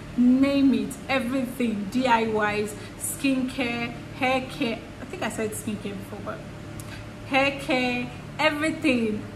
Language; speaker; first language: English; non-native, local second language; Igbo